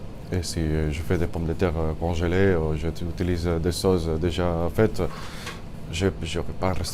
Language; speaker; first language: French; non-native, fluent; Spanish